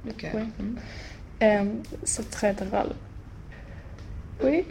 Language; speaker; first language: French; non-native, learner; Swedish